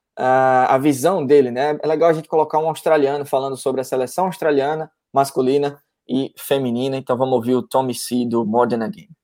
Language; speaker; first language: Portuguese; native; Portuguese